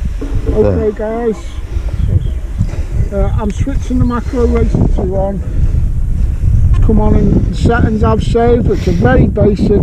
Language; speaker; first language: English; native; English